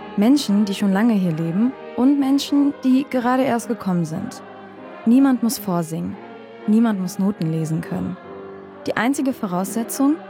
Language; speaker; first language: German; native; German